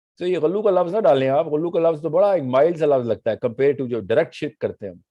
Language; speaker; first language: Urdu; native; Urdu